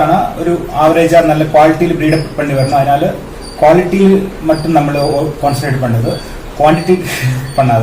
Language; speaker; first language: Tamil; non-native, learner; Malayalam